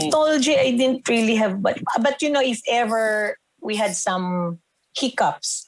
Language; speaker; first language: English; non-native, local second language; Filipino